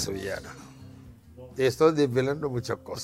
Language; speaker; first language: Spanish; non-native, fluent; Haitian Creole